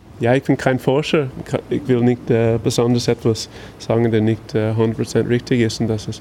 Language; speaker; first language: German; non-native, fluent; English